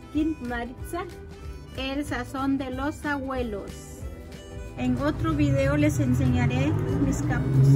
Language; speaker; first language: Spanish; native; Spanish